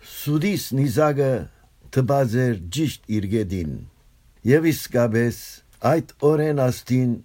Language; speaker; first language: Armenian; early bilingual, heritage; Armenian